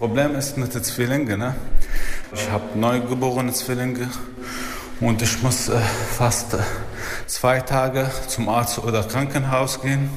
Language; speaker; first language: German; non-native, learner; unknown